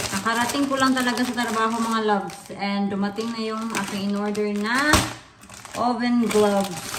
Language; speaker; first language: Filipino; non-native, local second language; Cebuano